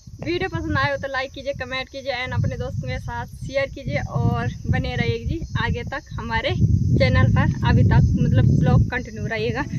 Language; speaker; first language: Hindi; non-native, local second language; Garhwali